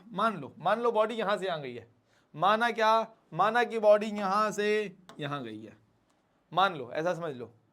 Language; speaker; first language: Hindi; native; Hindi